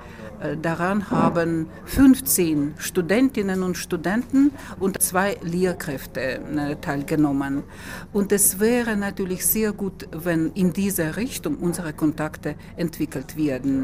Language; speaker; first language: German; non-native, fluent; Russian